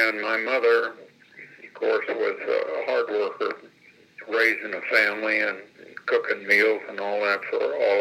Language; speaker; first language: English; native; English